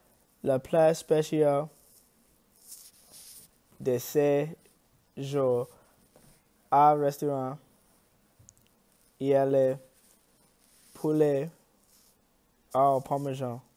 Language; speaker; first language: French; non-native, learner; English